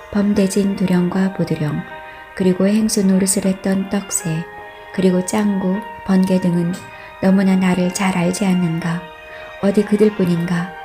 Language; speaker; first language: Korean; native; Korean